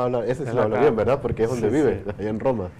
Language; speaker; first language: Spanish; native; Spanish